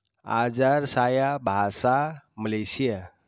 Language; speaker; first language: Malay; non-native, learner; Nepali